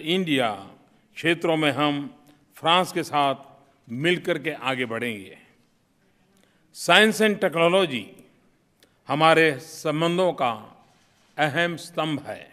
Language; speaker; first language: Hindi; non-native, local second language; Gujarati